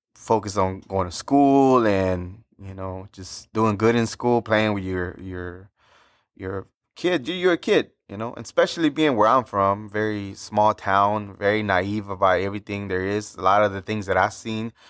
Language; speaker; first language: English; early bilingual, other home language; Spanish